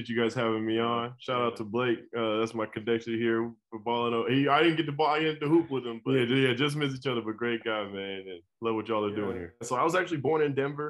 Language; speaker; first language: English; native; English